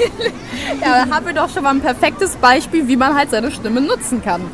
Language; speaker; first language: German; native; German